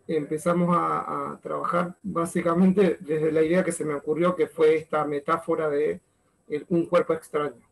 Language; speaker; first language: Spanish; native; Spanish